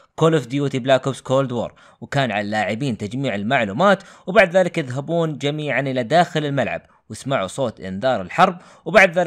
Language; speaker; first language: Arabic; native; Arabic